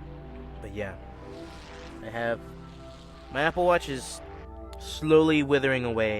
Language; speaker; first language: English; native; English